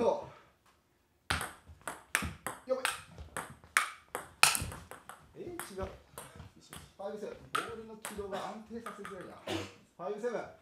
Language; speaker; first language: Japanese; native; Japanese